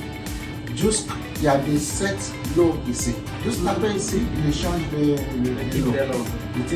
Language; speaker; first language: French; non-native, learner; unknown